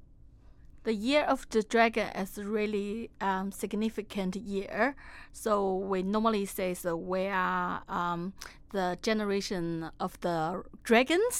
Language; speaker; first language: English; non-native, fluent; Chinese